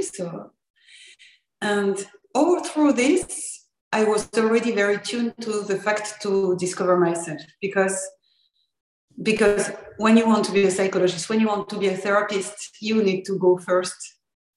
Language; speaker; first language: English; non-native, fluent; French